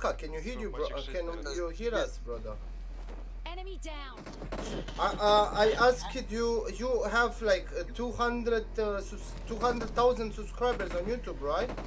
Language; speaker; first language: English; non-native, learner; Romanian